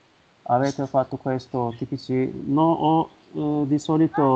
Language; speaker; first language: Italian; non-native, learner; Turkish